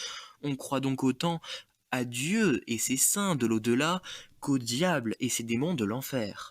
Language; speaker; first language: French; native; French